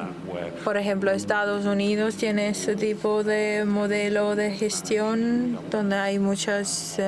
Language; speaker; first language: Spanish; non-native, fluent; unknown